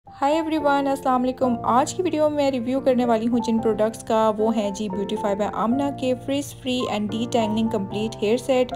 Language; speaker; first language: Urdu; native; Urdu